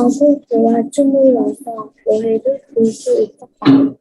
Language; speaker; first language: Korean; non-native, learner; Vietnamese